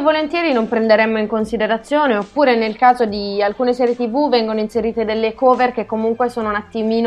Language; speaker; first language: Italian; native; Italian